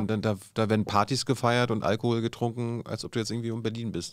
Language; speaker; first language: German; native; German